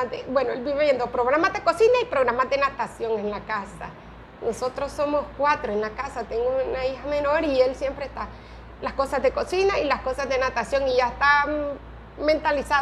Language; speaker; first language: Spanish; native; Spanish